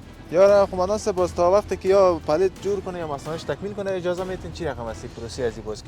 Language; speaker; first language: Persian; non-native, local second language; Pashto